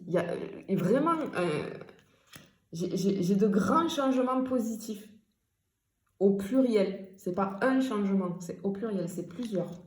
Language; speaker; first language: French; native; French